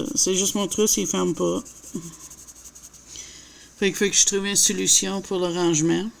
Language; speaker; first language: French; native; French